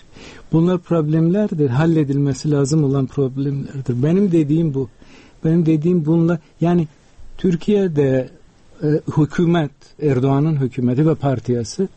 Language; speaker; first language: Turkish; non-native, fluent; Uzbek